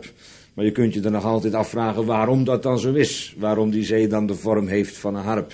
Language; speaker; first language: Dutch; native; Dutch